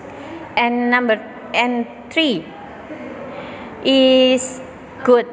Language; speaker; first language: English; non-native, learner; Indonesian